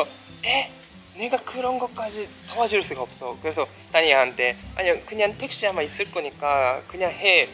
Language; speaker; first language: Korean; non-native, fluent; Japanese